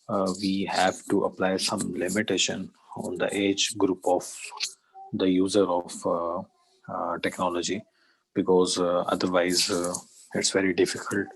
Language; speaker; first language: English; non-native, learner; Urdu